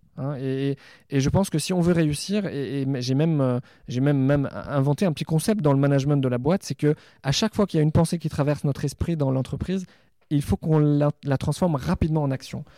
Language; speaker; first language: French; non-native, local second language; Arabic